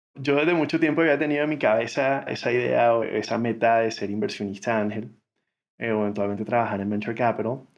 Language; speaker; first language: Spanish; native; Spanish